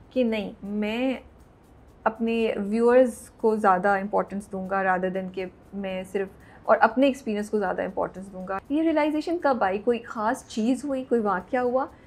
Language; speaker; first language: Urdu; native; Urdu